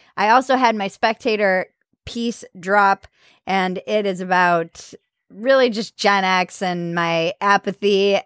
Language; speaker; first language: English; native; English